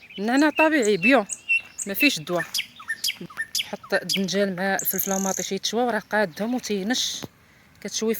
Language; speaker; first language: Arabic; native; Arabic